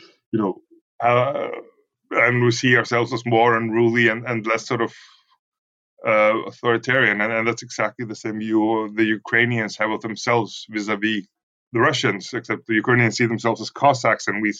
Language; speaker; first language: English; non-native, fluent; Icelandic